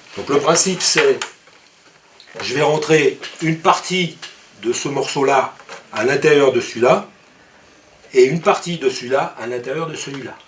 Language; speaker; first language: French; native; French